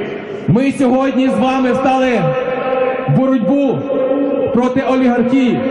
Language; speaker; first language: Ukrainian; native; Ukrainian